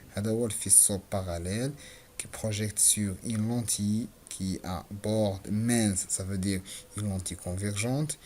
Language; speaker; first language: French; non-native, local second language; Arabic